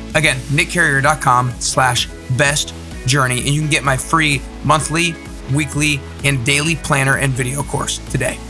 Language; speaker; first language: English; native; English